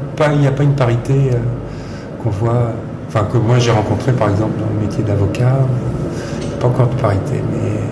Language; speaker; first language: French; native; French